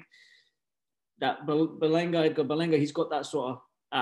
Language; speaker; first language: English; native; English